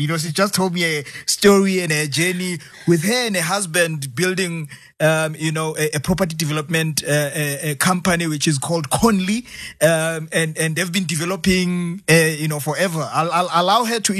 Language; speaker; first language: English; non-native, local second language; Zulu